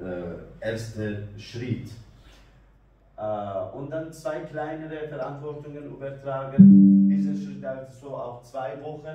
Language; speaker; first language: German; non-native, learner; Kurdish